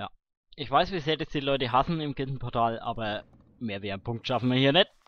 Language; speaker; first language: German; native; German